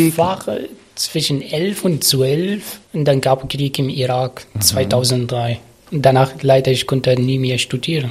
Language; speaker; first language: German; non-native, learner; Arabic